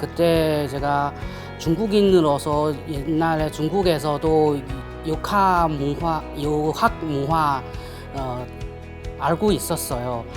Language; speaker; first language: Korean; non-native, learner; Chinese